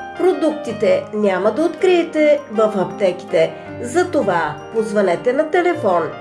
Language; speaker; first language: Bulgarian; native; Bulgarian